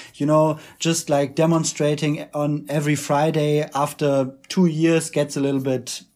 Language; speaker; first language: English; non-native, fluent; German